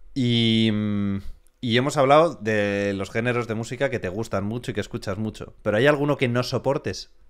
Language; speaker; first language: Spanish; native; Spanish